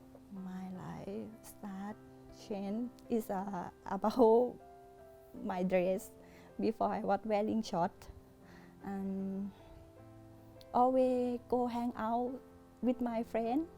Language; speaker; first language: English; non-native, learner; Thai